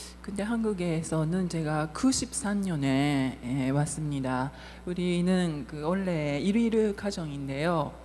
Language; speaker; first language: Korean; non-native, fluent; Japanese